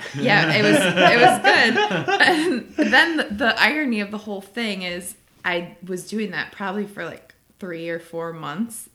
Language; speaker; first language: English; native; English